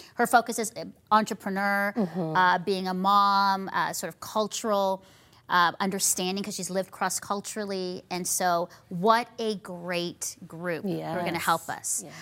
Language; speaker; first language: English; native; English